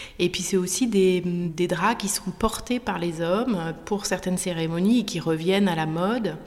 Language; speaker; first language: French; native; French